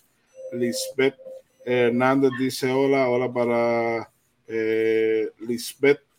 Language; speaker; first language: Spanish; native; Spanish